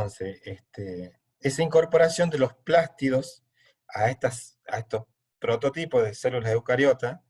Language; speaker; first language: Spanish; native; Spanish